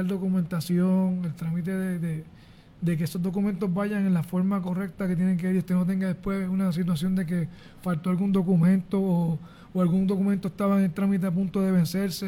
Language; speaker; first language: Spanish; native; Spanish